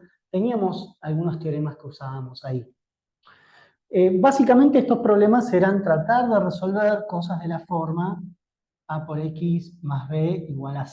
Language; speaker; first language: Spanish; native; Spanish